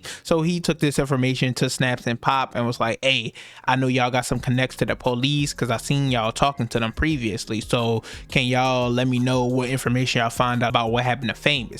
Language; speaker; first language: English; native; English